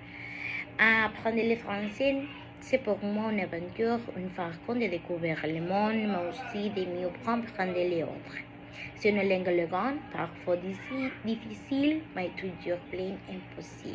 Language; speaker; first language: French; non-native, learner; Spanish